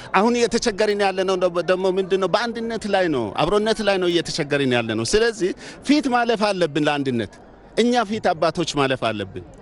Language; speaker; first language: Amharic; non-native, local second language; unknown